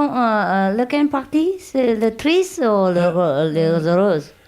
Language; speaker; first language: French; non-native, learner; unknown